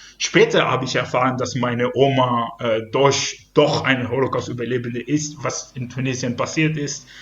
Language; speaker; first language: German; non-native, fluent; Hebrew